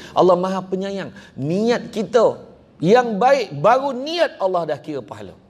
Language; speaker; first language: Malay; native; Malay